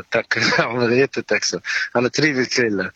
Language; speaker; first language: Swedish; non-native, learner; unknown